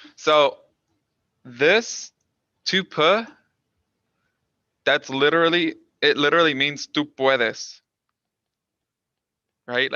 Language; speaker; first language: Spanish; early bilingual, other home language; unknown